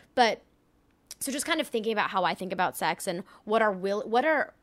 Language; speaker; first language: English; early bilingual, other home language; French